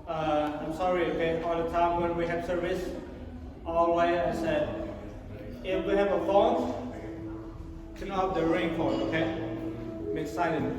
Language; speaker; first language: English; non-native, learner; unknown